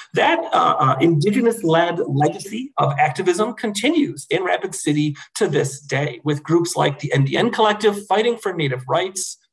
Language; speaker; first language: English; native; English